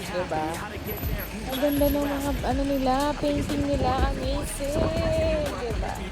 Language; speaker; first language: Filipino; native; Filipino